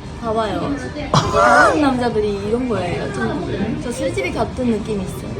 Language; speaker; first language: Korean; non-native, learner; Japanese